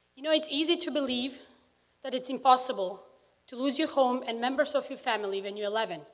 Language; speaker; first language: English; early bilingual, other home language; Bosnian